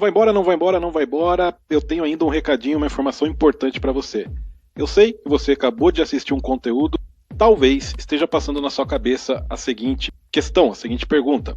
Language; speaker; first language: Portuguese; native; Portuguese